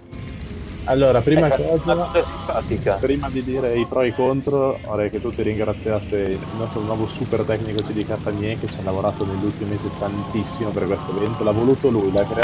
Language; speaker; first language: Italian; native; Italian